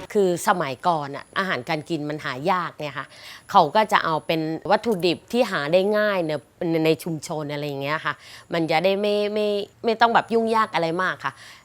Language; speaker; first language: Thai; non-native, local second language; Mon